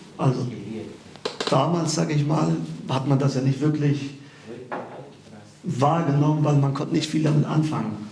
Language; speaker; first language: German; early bilingual, other home language; Kurdish